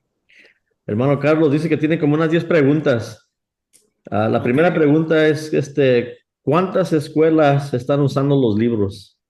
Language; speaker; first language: Spanish; early bilingual, heritage; Spanish